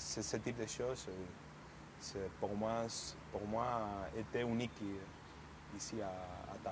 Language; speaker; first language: French; non-native, fluent; Spanish